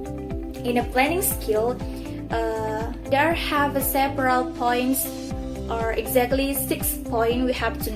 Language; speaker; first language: English; non-native, learner; Indonesian